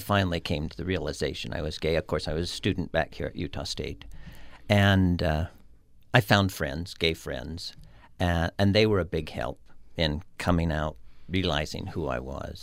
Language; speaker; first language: English; native; English